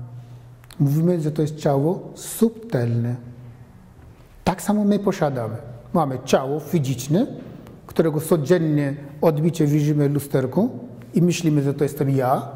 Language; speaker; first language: Polish; non-native, fluent; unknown